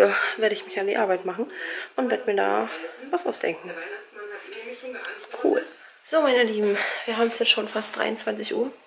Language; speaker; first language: German; native; German